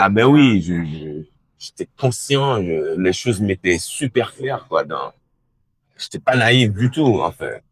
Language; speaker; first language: French; early bilingual, other home language; Haitian Creole